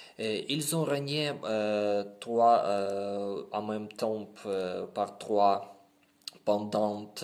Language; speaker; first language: French; non-native, learner; Ukrainian